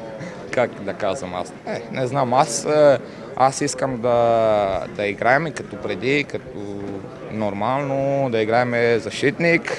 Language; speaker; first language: Bulgarian; non-native, learner; Romanian